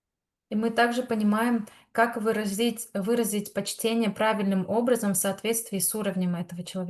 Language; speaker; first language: Russian; native; Russian